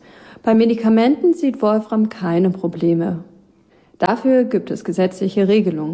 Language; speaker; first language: German; native; German